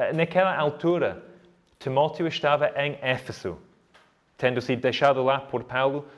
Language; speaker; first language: Portuguese; non-native, fluent; English